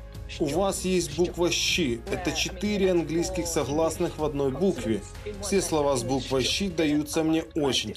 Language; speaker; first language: Ukrainian; non-native, learner; English